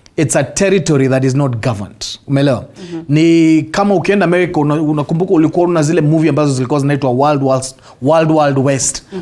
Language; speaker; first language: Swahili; non-native, local second language; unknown